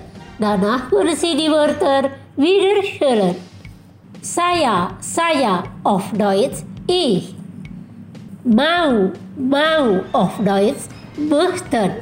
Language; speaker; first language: German; non-native, learner; Indonesian